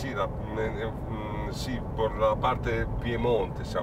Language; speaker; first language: Spanish; non-native, learner; Italian